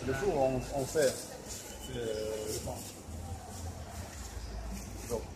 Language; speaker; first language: French; non-native, fluent; Russian